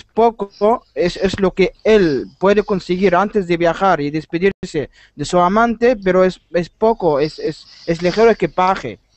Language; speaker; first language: Spanish; non-native, fluent; Arabic